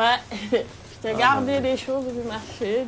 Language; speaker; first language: French; non-native, local second language; Lingala